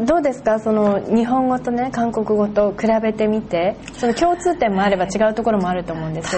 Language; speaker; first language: Japanese; native; Japanese